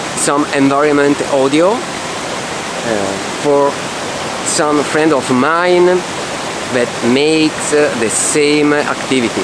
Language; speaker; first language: English; non-native, fluent; Italian